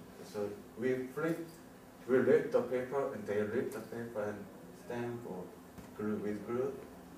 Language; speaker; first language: English; non-native, learner; Korean